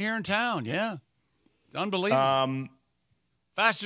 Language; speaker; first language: English; native; English